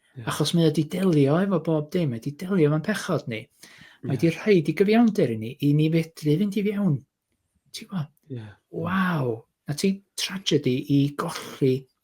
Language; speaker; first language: Welsh; native; Welsh